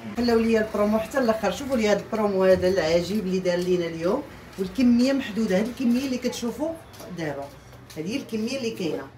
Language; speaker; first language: Arabic; native; Arabic